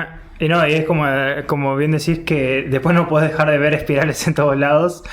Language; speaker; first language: Spanish; native; Spanish